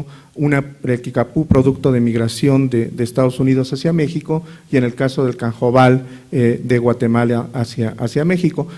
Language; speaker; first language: Spanish; native; Spanish